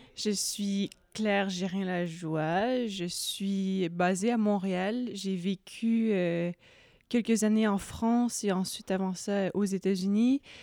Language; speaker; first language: French; native; French